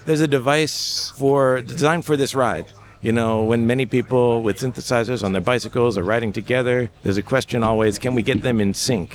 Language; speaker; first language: English; native; English